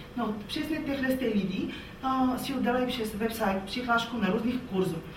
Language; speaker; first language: Czech; non-native, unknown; Bulgarian